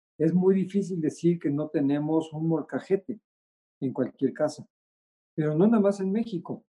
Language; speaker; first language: Spanish; native; Spanish